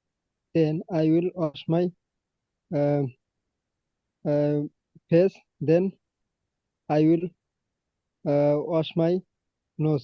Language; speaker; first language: English; non-native, learner; Bangla